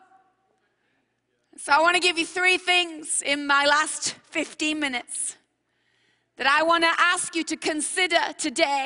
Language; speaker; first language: English; native; English